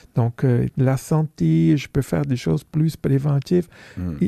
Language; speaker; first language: French; non-native, fluent; Portuguese